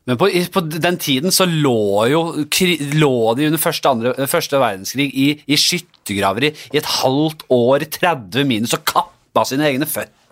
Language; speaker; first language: Norwegian; native; Norwegian